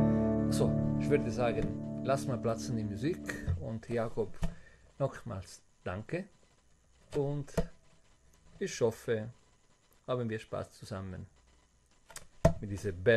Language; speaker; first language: German; non-native, fluent; Italian